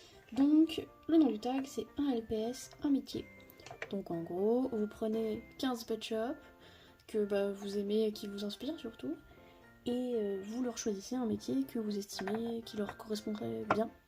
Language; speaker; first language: French; native; French